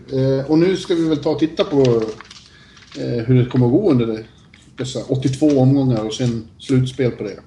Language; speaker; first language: Swedish; native; Swedish